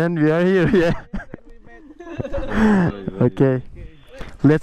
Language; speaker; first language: English; non-native, learner; Turkish